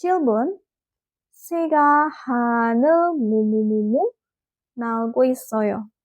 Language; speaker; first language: Korean; non-native, fluent; Indonesian